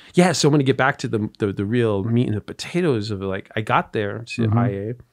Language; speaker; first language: English; native; English